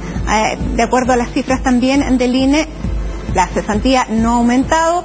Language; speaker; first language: Spanish; native; Spanish